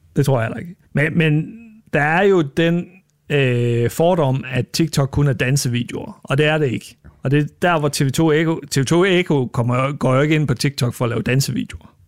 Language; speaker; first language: Danish; native; Danish